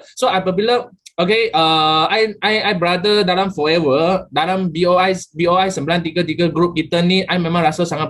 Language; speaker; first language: Malay; native; Malay